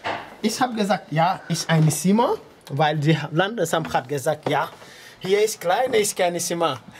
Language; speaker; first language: German; non-native, learner; French